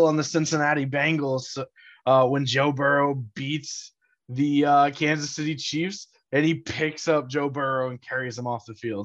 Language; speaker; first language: English; native; English